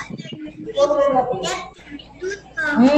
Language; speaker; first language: English; non-native, learner; Filipino